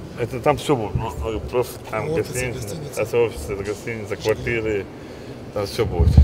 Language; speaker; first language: Russian; non-native, local second language; Chechen